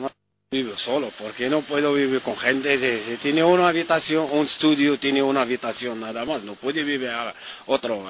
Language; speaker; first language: Spanish; non-native, learner; Arabic